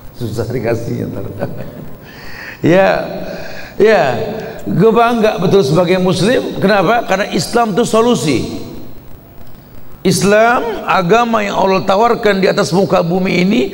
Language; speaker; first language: Indonesian; native; Indonesian